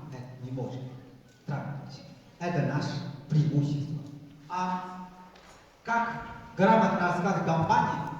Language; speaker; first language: Russian; non-native, fluent; Chinese